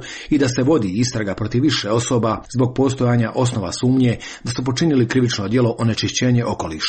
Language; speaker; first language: Serbian; native; Serbian